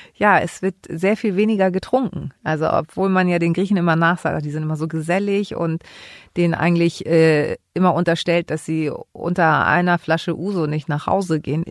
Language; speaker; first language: German; early bilingual, other home language; Greek